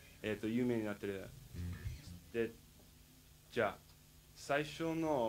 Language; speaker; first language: Japanese; non-native, learner; English